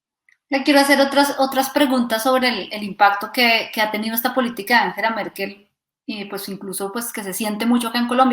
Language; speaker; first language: Spanish; native; Spanish